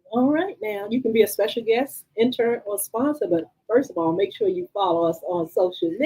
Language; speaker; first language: English; native; English